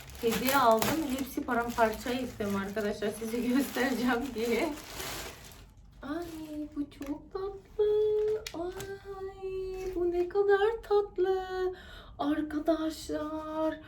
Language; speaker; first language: Turkish; non-native, fluent; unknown